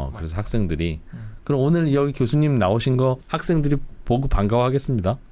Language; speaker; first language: Korean; native; Korean